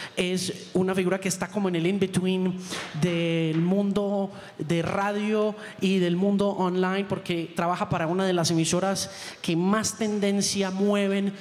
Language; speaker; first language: Spanish; native; Spanish